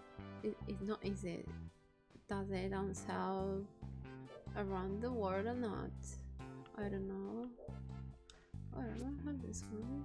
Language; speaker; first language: English; non-native, learner; Japanese